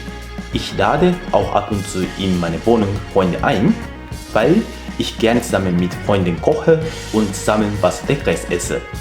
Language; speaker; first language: German; non-native, fluent; Japanese